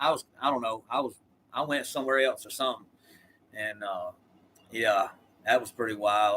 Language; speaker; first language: English; native; English